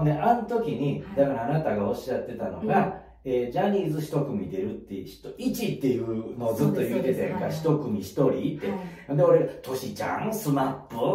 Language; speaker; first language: Japanese; native; Japanese